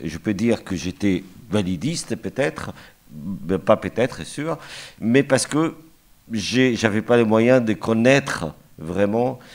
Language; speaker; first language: French; non-native, fluent; Arabic